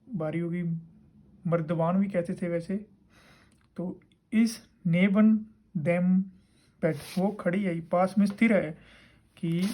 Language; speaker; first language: Hindi; non-native, local second language; Punjabi